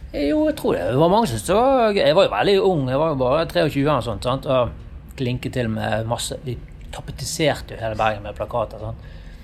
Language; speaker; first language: Norwegian; native; Norwegian